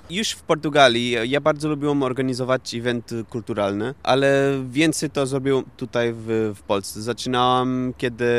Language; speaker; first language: Polish; non-native, fluent; Portuguese